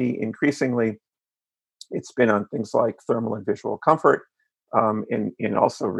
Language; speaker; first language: English; native; English